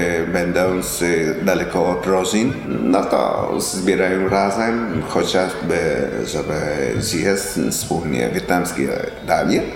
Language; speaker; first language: Polish; non-native, learner; Vietnamese